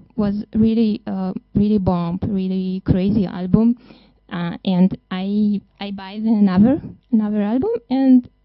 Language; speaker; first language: English; non-native, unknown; Russian